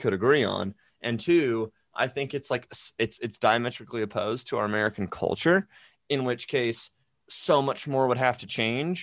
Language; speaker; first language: English; native; English